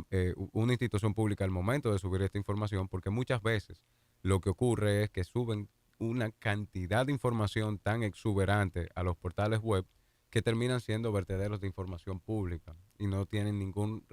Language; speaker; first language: Spanish; native; Spanish